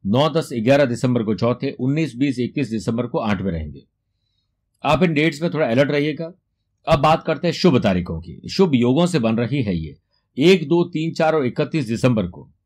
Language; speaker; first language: Hindi; native; Hindi